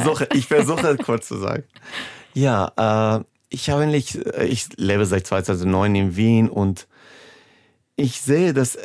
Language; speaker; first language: German; non-native, fluent; Persian